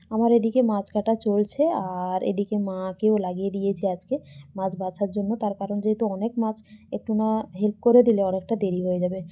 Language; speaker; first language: Bangla; non-native, local second language; Santali